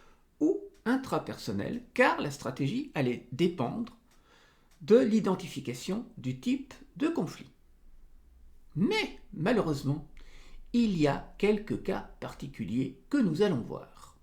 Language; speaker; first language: French; native; French